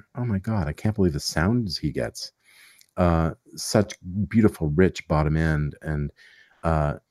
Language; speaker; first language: English; native; English